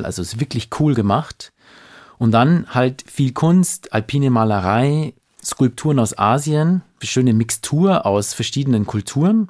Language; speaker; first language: German; native; German